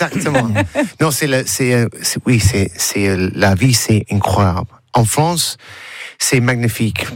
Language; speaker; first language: French; non-native, learner; English